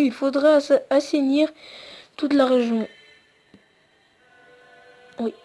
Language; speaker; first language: French; native; French